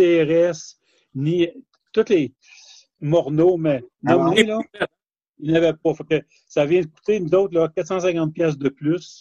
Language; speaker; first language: French; native; French